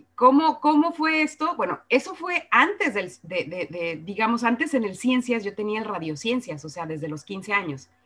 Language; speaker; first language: Spanish; native; Spanish